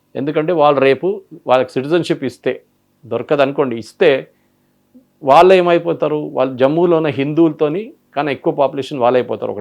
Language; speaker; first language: Telugu; non-native, local second language; Malayalam